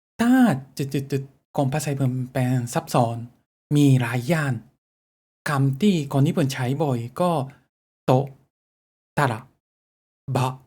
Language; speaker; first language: Thai; non-native, fluent; Japanese